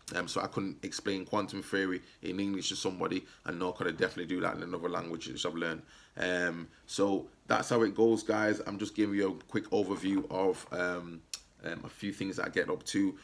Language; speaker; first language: English; native; English